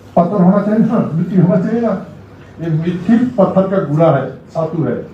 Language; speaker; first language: Hindi; non-native, local second language; Rangpuri